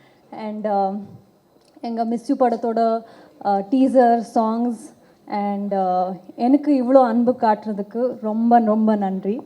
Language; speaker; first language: Tamil; non-native, learner; Kannada